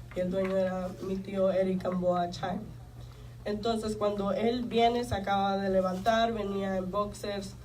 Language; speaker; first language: Spanish; early bilingual, heritage; Spanish